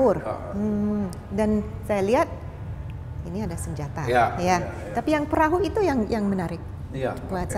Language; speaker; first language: Indonesian; non-native, fluent; English